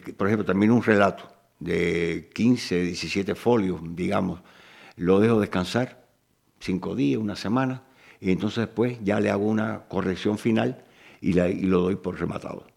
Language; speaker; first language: Spanish; native; Spanish